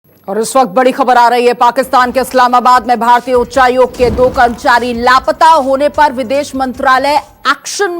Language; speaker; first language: Hindi; native; Hindi